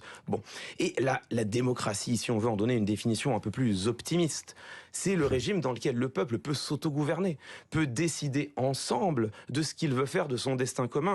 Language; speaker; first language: French; native; French